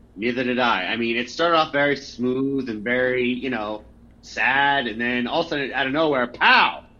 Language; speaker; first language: English; native; English